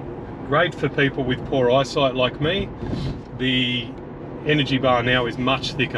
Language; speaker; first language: English; native; English